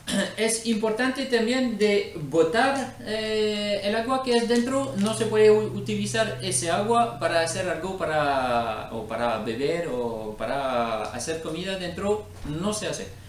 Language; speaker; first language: Spanish; non-native, learner; French